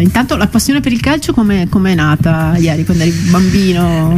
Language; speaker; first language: Italian; native; Italian